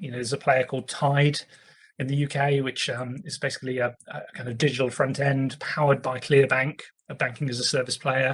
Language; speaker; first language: English; native; English